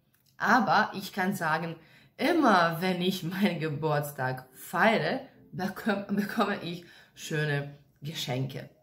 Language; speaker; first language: German; non-native, fluent; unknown